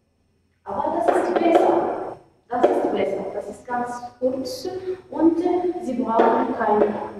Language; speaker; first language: German; non-native, fluent; Arabic